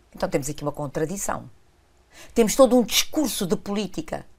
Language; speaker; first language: Portuguese; non-native, local second language; Kabuverdianu